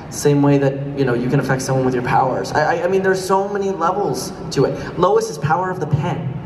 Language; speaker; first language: English; native; English